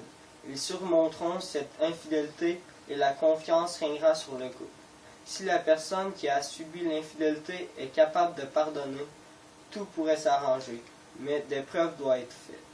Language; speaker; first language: French; native; French